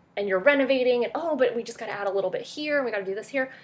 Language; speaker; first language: English; early bilingual, other home language; French